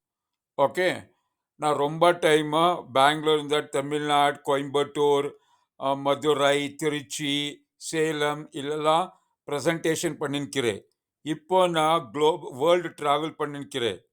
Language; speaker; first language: Tamil; non-native, learner; Kannada